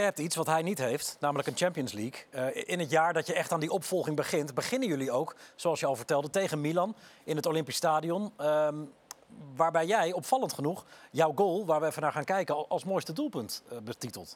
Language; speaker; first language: Dutch; native; Dutch